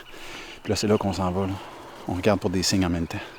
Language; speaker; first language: French; native; French